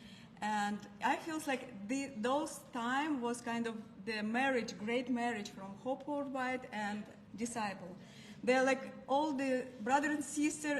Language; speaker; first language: English; non-native, learner; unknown